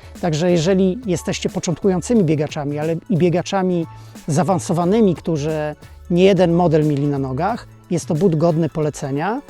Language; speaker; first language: Polish; native; Polish